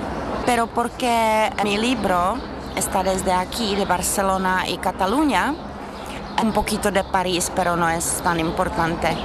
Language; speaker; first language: Spanish; non-native, fluent; Czech